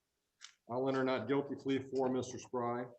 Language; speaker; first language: English; native; English